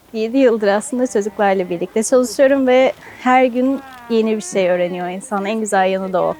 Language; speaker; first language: Turkish; native; Turkish